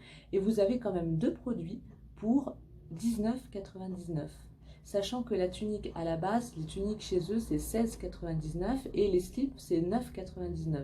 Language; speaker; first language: French; native; French